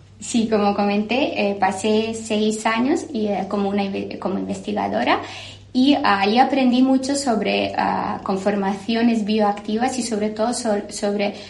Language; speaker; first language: Spanish; non-native, fluent; Serbian